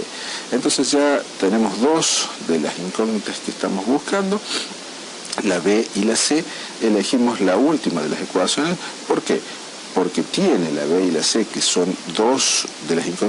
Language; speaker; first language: Spanish; native; Spanish